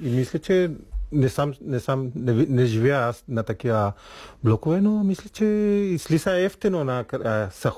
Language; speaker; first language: Bulgarian; non-native, fluent; Spanish